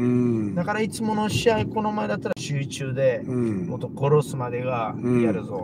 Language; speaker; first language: Japanese; non-native, learner; Portuguese